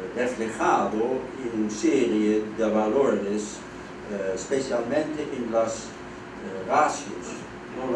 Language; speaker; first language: Spanish; non-native, fluent; Dutch